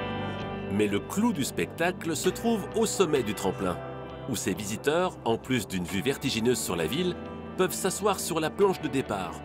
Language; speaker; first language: French; native; French